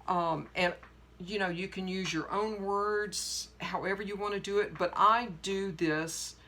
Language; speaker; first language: English; native; English